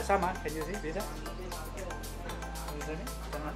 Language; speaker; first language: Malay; non-native, learner; Spanish